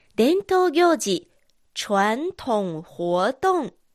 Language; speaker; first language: Japanese; non-native, fluent; Chinese